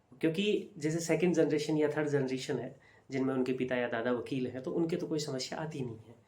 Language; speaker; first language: Hindi; native; Hindi